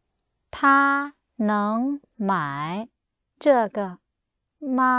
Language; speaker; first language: Chinese; non-native, learner; English